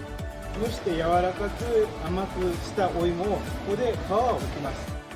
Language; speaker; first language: Japanese; native; Japanese